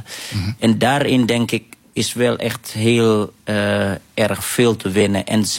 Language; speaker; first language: Dutch; non-native, fluent; Arabic